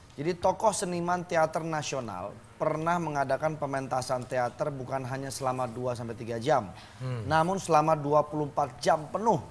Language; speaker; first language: Indonesian; native; Indonesian